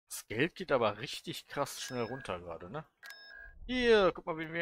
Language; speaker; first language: German; native; German